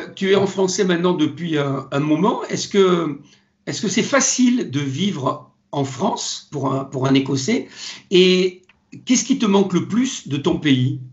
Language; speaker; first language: French; native; French